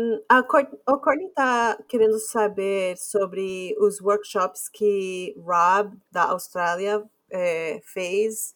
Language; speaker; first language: Portuguese; non-native, fluent; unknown